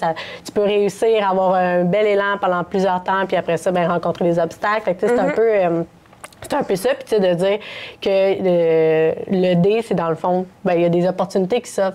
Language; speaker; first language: French; native; French